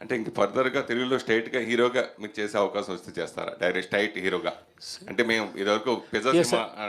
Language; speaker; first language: Telugu; native; Telugu